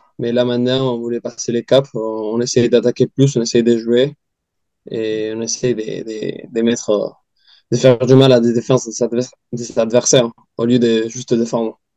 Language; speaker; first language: French; non-native, fluent; Spanish